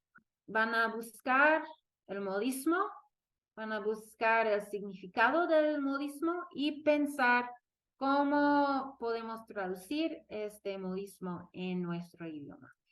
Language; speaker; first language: Spanish; non-native, fluent; English